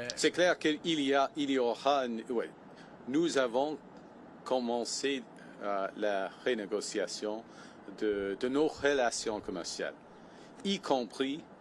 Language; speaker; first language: French; non-native, local second language; English